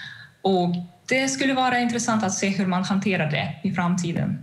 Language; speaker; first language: Swedish; non-native, fluent; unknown